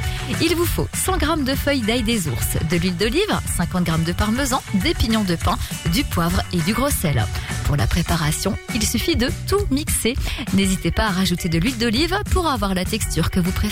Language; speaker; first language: French; native; French